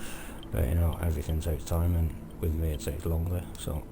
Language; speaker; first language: English; native; English